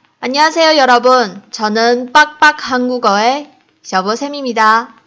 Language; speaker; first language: Korean; non-native, fluent; Chinese